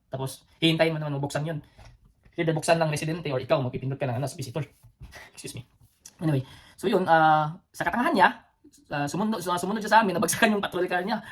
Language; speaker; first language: Filipino; non-native, local second language; Cebuano